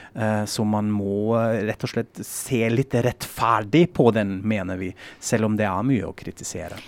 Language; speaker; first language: Norwegian; non-native, fluent; German